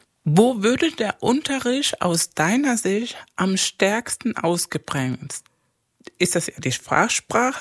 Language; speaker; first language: German; non-native, fluent; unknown